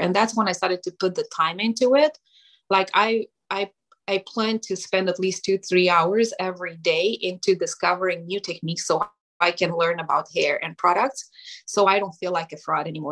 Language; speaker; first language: English; non-native, fluent; Romanian